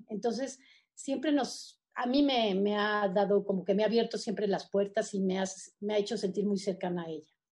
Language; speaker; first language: Spanish; native; Spanish